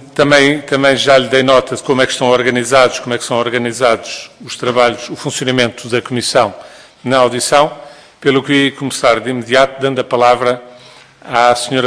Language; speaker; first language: Portuguese; native; Portuguese